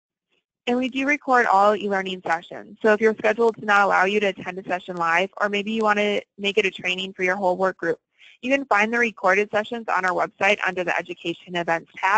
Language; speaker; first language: English; native; English